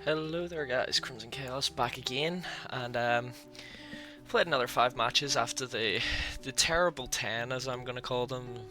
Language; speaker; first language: English; native; English